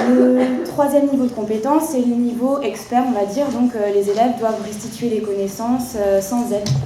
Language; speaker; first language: French; native; French